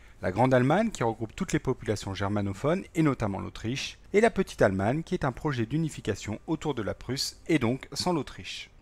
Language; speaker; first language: French; native; French